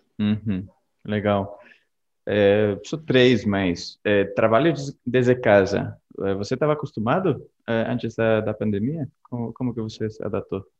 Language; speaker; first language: Portuguese; non-native, fluent; Spanish